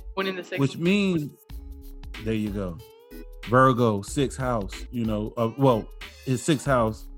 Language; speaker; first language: English; native; English